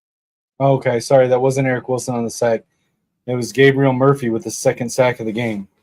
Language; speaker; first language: English; native; English